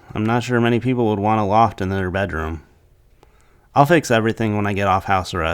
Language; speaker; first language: English; native; English